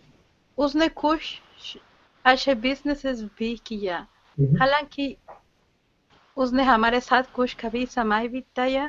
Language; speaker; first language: Hindi; non-native, learner; Spanish